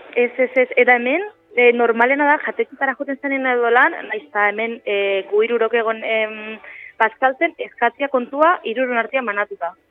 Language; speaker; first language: Basque; native; Basque